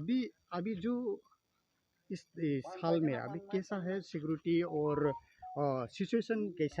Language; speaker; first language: Hindi; non-native, local second language; Kok Borok